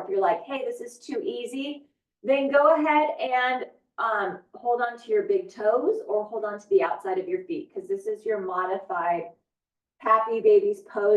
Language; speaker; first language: English; native; English